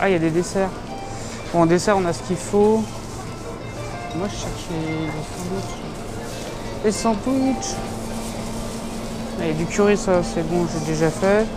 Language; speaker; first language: French; native; French